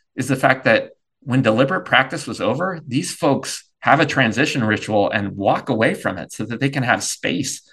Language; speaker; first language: English; native; English